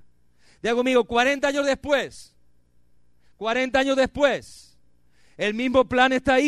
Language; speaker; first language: Spanish; native; Spanish